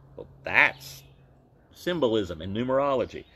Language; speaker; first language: English; native; English